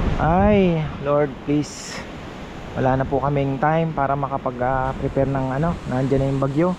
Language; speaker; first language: Filipino; native; Filipino